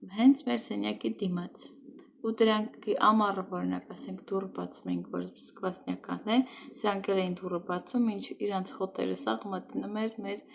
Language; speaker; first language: Armenian; native; Armenian